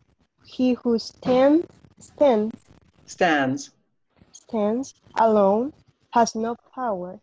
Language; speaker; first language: English; non-native, learner; Spanish